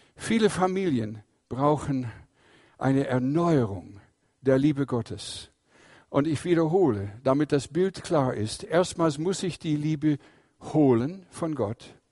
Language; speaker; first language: German; non-native, fluent; English